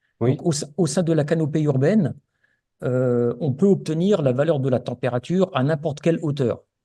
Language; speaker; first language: French; native; French